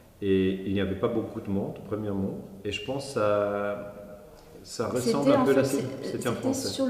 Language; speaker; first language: French; non-native, local second language; German